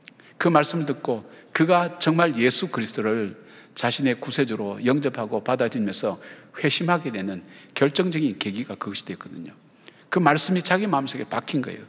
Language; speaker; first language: Korean; native; Korean